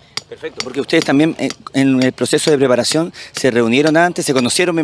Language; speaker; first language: Spanish; native; Spanish